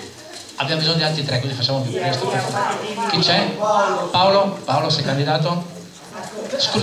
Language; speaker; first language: Italian; native; Italian